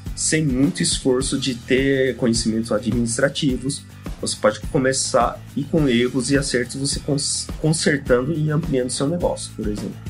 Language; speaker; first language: Portuguese; non-native, fluent; Japanese